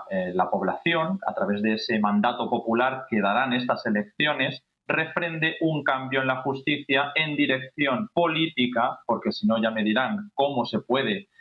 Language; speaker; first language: Spanish; native; Spanish